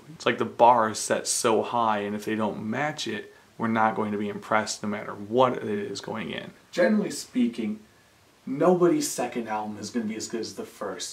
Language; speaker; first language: English; native; English